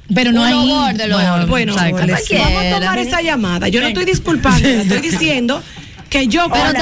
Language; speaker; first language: Spanish; native; Spanish